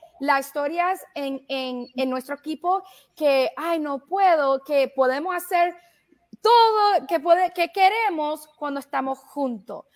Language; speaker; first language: Spanish; early bilingual, heritage; Spanish